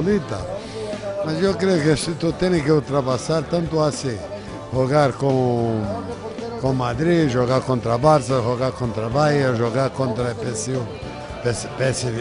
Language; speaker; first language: Spanish; non-native, fluent; Portuguese